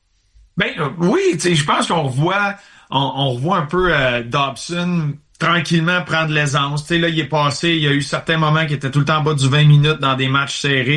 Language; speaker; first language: French; native; French